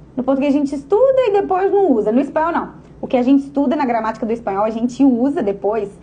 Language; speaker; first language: Portuguese; native; Portuguese